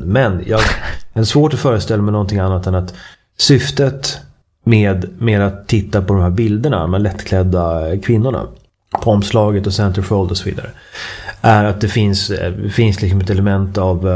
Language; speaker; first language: Swedish; native; Swedish